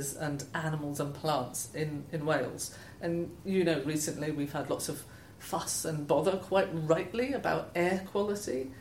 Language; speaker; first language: English; native; English